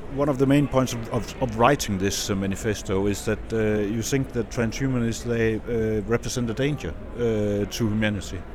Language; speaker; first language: English; non-native, fluent; Danish